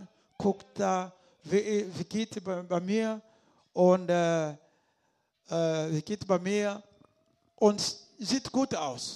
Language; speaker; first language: German; non-native, learner; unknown